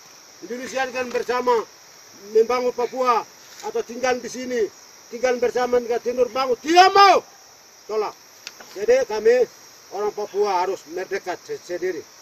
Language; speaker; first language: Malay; non-native, local second language; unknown